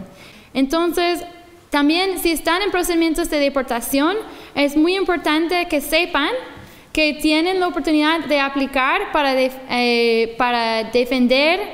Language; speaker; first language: Spanish; non-native, fluent; English